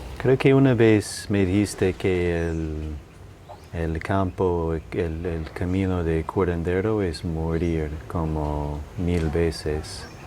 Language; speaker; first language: Spanish; non-native, fluent; English